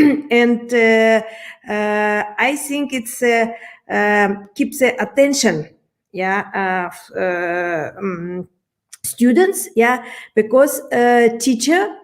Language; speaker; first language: English; non-native, learner; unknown